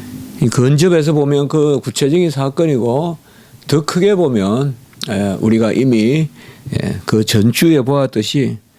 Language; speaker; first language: Korean; native; Korean